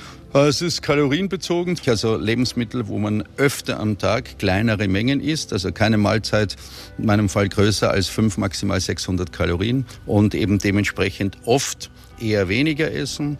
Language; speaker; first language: German; native; German